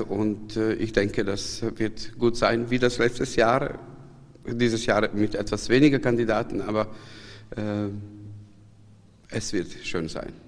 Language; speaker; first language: German; non-native, fluent; Serbian